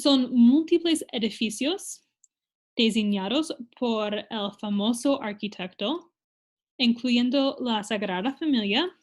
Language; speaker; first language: Spanish; non-native, fluent; English